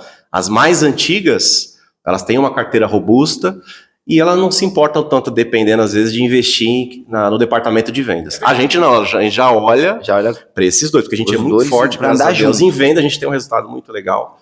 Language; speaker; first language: Portuguese; native; Portuguese